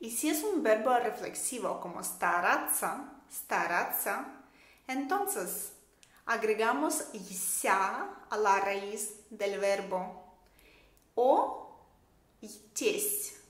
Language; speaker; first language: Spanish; non-native, fluent; Russian